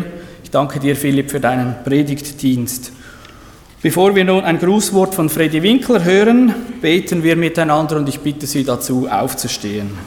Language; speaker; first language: German; native; German